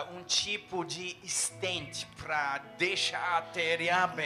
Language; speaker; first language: Portuguese; non-native, fluent; English